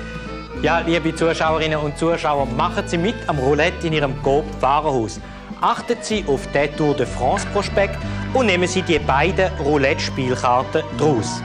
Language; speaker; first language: German; native; German